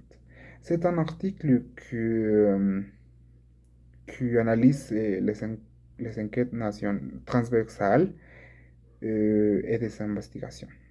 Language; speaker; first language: French; non-native, learner; Spanish